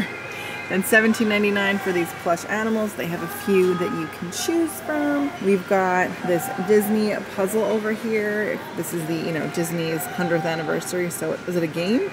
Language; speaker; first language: English; native; English